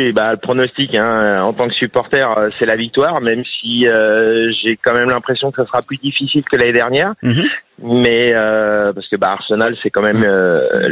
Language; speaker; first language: French; native; French